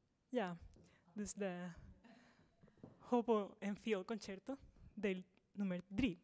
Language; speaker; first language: Dutch; non-native, fluent; Spanish